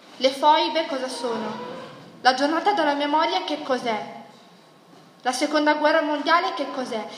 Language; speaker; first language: Italian; early bilingual, other home language; Arabic